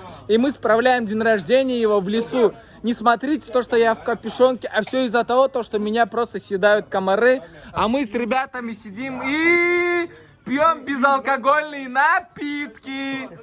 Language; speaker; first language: Russian; non-native, fluent; Turkmen